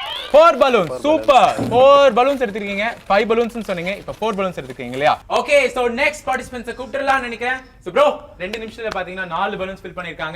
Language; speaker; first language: Tamil; native; Tamil